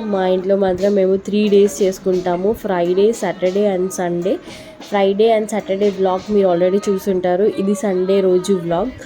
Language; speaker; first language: Telugu; non-native, local second language; Lambadi